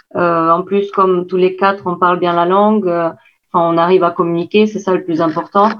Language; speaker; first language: French; non-native, fluent; Albanian